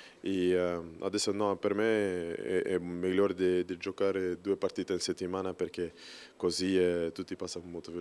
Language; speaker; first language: Italian; non-native, learner; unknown